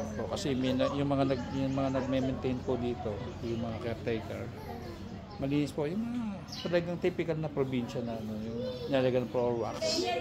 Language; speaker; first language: Filipino; native; Filipino